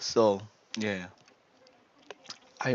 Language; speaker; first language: English; non-native, learner; Korean